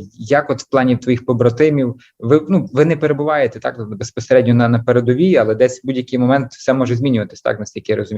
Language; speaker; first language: Ukrainian; native; Ukrainian